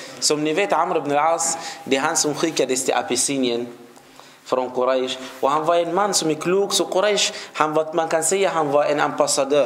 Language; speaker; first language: Swedish; non-native, fluent; Arabic